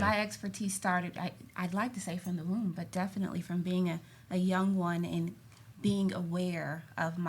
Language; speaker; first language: English; native; English